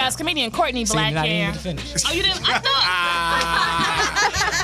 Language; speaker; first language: English; native; English